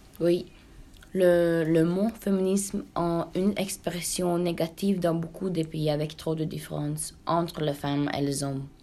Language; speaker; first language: French; non-native, learner; Norwegian